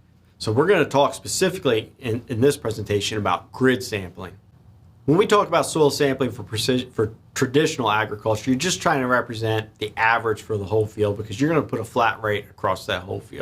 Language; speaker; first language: English; native; English